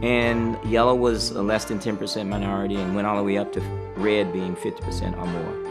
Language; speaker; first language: English; native; English